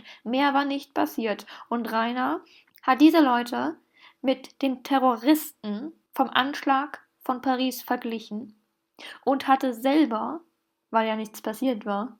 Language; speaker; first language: German; native; German